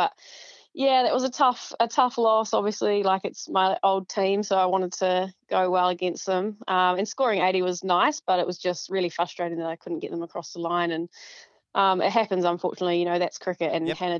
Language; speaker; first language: English; native; English